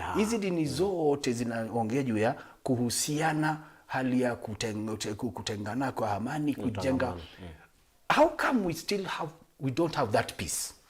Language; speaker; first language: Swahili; non-native, local second language; Luo (Kenya and Tanzania)